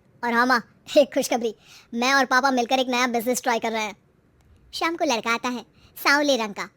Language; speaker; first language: Hindi; native; Hindi